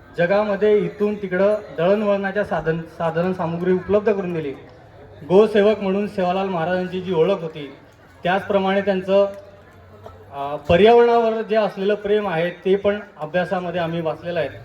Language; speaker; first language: Marathi; non-native, local second language; Lambadi